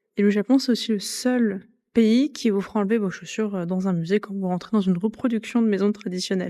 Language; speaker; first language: French; native; French